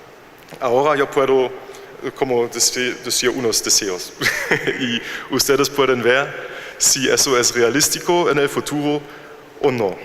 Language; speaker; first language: Spanish; non-native, fluent; German